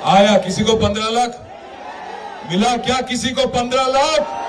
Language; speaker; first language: Hindi; non-native, local second language; Telugu